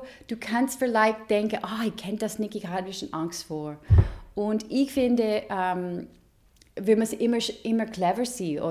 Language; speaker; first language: German; non-native, fluent; English